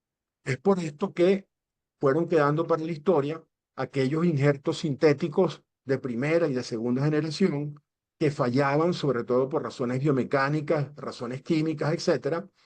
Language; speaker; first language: Spanish; native; Spanish